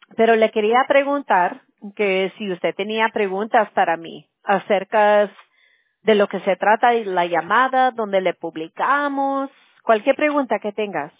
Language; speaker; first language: Spanish; early bilingual, other home language; English